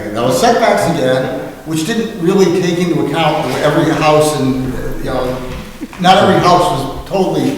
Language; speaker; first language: English; native; English